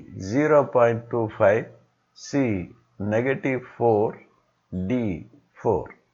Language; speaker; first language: English; non-native, local second language; Tamil